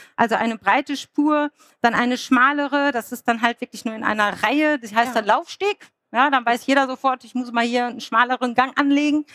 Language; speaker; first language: German; native; German